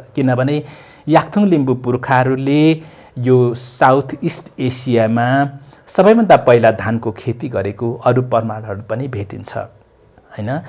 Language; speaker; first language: Nepali; non-native, local second language; Limbu